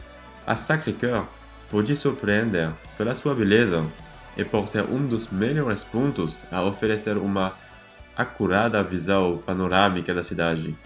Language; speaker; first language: Portuguese; non-native, fluent; French